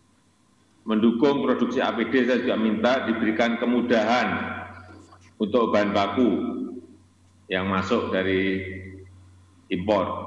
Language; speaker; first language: Indonesian; non-native, local second language; Javanese